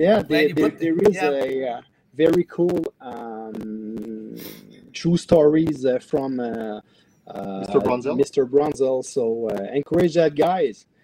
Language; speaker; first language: English; non-native, learner; French